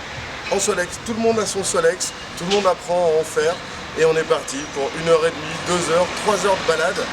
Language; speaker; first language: French; native; French